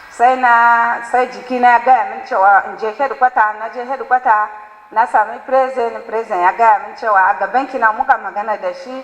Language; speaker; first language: Hausa; non-native, local second language; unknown